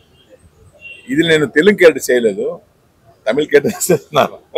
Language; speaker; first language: Telugu; non-native, learner; Tamil